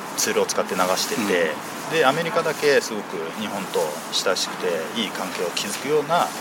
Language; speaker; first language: Japanese; early bilingual, other home language; Chinese